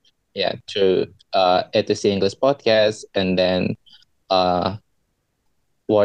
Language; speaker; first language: English; non-native, learner; Indonesian